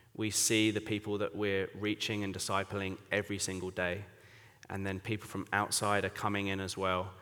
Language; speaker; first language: English; native; English